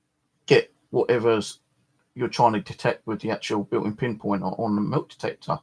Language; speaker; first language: English; native; English